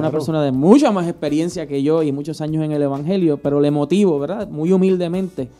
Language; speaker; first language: Spanish; native; Spanish